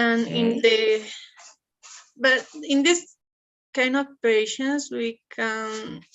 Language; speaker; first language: English; non-native, learner; Spanish